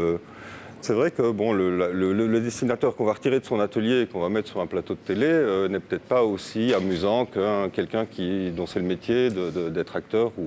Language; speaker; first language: French; native; French